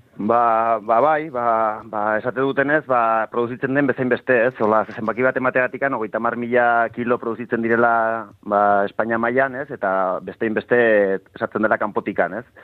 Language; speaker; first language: Basque; native; Basque